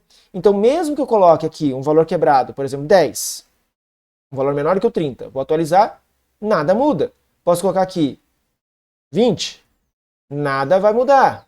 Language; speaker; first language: Portuguese; native; Portuguese